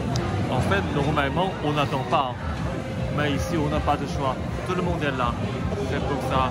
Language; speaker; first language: French; non-native, fluent; Korean